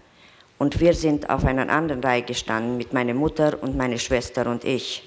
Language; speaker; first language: German; non-native, fluent; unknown